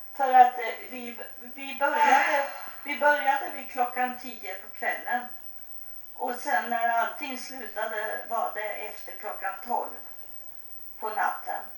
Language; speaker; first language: Swedish; native; Swedish